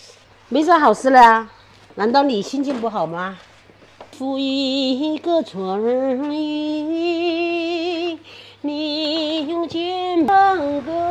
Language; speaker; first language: Chinese; native; Chinese